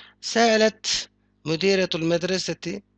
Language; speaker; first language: Arabic; non-native, fluent; Turkish